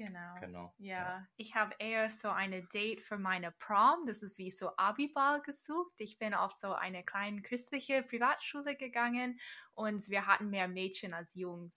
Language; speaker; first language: German; non-native, fluent; English